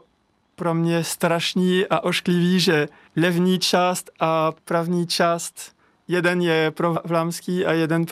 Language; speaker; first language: Czech; non-native, learner; French